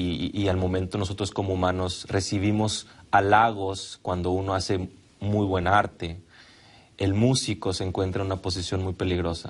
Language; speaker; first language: Spanish; native; Spanish